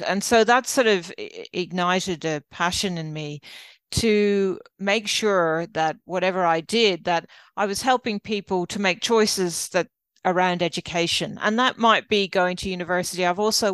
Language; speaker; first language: English; native; English